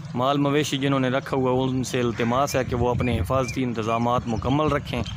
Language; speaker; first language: Urdu; non-native, local second language; Punjabi